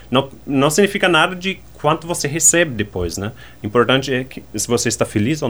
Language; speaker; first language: Portuguese; non-native, fluent; German